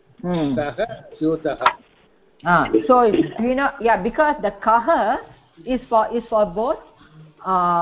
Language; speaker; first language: English; non-native, fluent; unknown